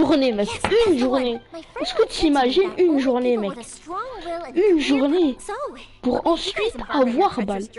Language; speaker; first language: French; native; French